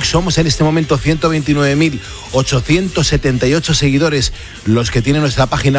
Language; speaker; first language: Spanish; native; Spanish